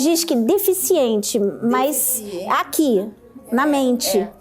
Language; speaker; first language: Portuguese; native; Portuguese